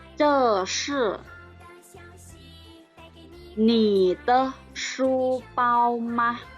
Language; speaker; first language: Chinese; non-native, fluent; Thai